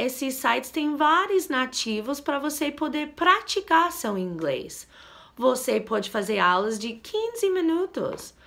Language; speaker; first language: Portuguese; non-native, fluent; English